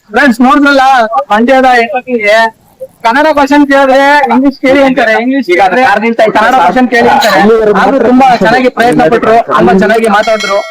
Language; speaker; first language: Kannada; native; Kannada